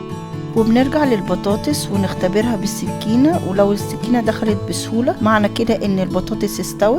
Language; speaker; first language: Arabic; native; Arabic